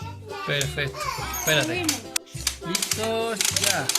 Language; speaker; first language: Spanish; native; Spanish